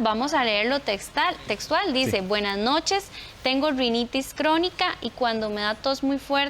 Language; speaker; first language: Spanish; native; Spanish